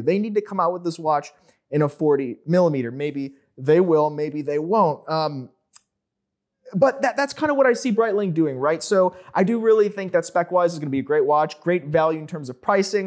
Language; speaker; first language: English; native; English